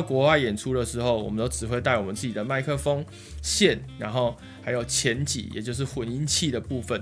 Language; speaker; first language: Chinese; native; Chinese